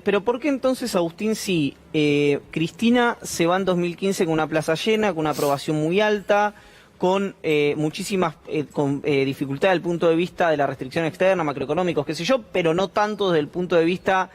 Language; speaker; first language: Spanish; native; Spanish